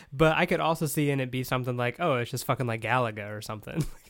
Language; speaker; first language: English; native; English